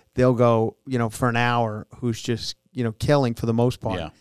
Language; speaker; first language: English; native; English